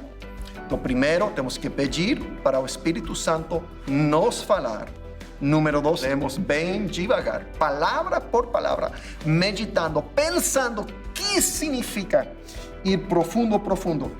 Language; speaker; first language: Portuguese; non-native, fluent; English